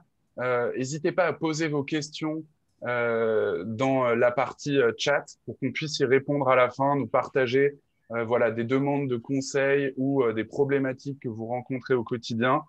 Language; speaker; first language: French; native; French